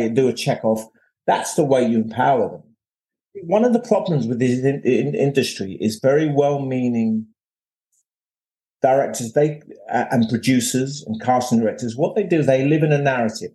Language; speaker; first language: English; native; English